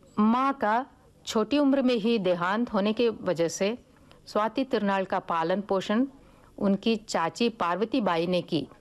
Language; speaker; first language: Hindi; non-native, local second language; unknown